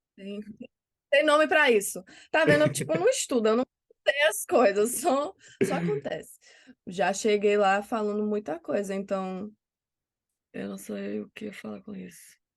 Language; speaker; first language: Portuguese; non-native, fluent; English